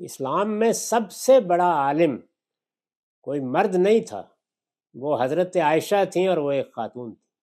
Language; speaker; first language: Urdu; non-native, local second language; Punjabi